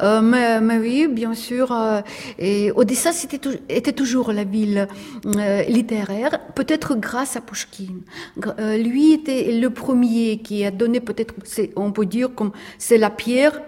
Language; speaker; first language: French; non-native, fluent; Russian